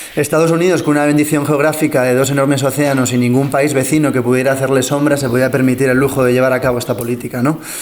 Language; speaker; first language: Spanish; early bilingual, other home language; English